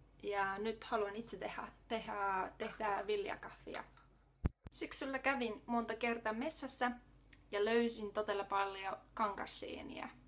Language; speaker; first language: Finnish; non-native, learner; Estonian